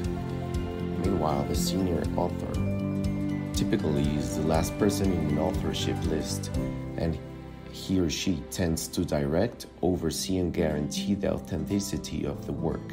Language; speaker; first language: English; non-native, fluent; Spanish